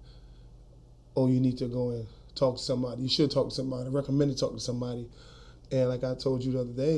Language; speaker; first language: English; native; English